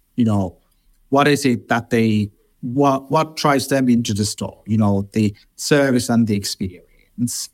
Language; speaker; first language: English; non-native, fluent; Finnish